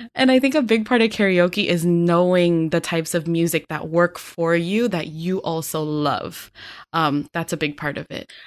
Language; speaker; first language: English; early bilingual, other home language; Filipino